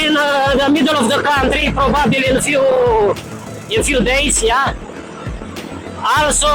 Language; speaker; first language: English; non-native, learner; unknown